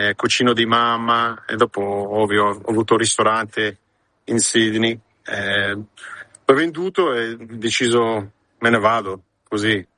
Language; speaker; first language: Italian; early bilingual, heritage; Italian